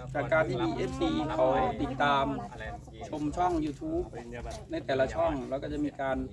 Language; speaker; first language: Thai; native; Thai